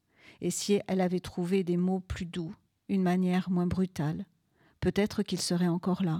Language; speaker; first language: French; native; French